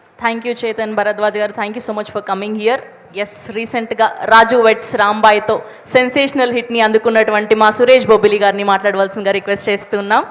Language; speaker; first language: Telugu; native; Telugu